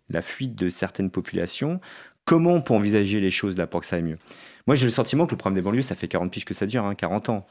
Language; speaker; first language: French; native; French